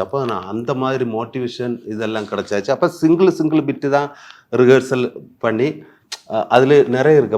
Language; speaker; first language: Tamil; non-native, learner; Malayalam